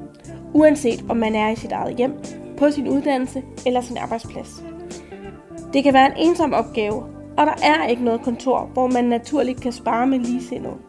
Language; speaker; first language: Danish; native; Danish